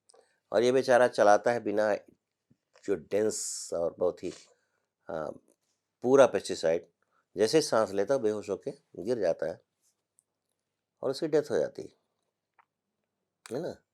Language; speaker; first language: Hindi; native; Hindi